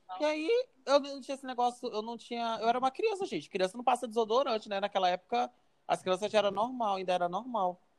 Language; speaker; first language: Portuguese; native; Portuguese